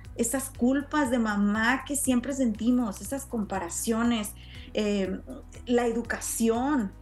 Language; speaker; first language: Spanish; native; Spanish